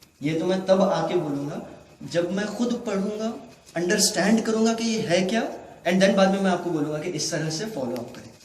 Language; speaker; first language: Urdu; native; Urdu